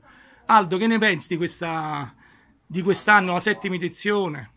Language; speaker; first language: Italian; native; Italian